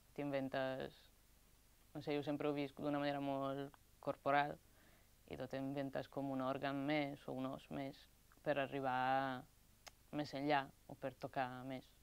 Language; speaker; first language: Catalan; non-native, fluent; Italian